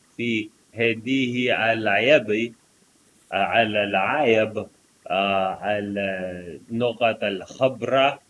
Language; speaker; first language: Arabic; non-native, learner; English